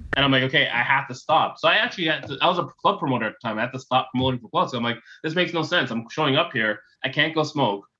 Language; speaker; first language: English; native; English